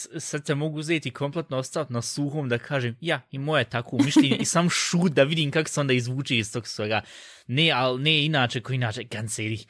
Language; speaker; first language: Bosnian; early bilingual, heritage; Bosnian